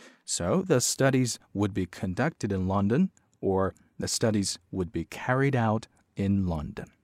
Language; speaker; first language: English; non-native, fluent; Chinese